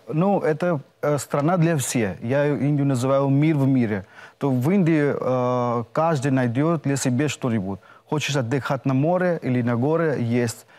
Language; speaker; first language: Russian; non-native, fluent; Hindi